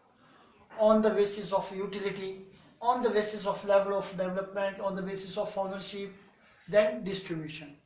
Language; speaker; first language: English; non-native, local second language; Hindi